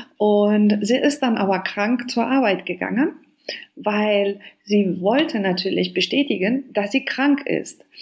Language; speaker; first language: German; non-native, fluent; Spanish